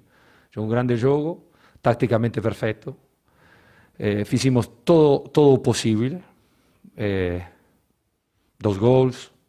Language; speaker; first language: Portuguese; non-native, learner; Spanish